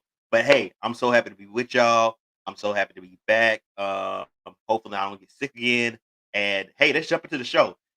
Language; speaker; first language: English; native; English